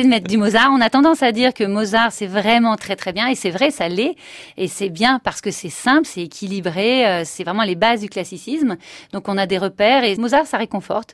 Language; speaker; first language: French; native; French